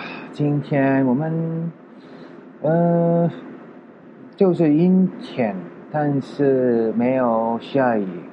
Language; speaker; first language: Chinese; non-native, learner; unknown